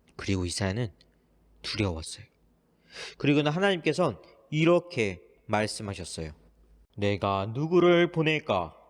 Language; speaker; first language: Korean; native; Korean